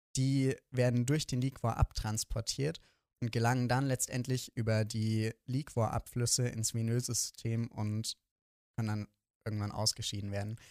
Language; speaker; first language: German; native; German